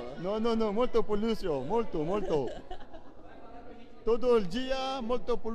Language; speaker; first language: Portuguese; non-native, learner; French